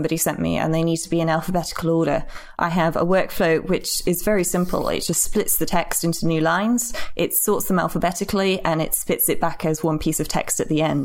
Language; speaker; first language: English; native; English